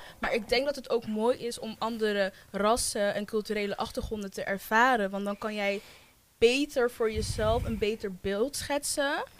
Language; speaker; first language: Dutch; early bilingual, other home language; French